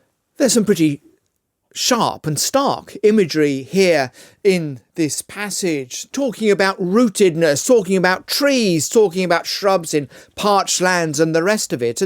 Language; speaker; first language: English; native; English